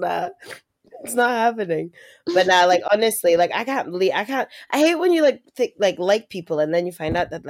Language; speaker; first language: English; native; English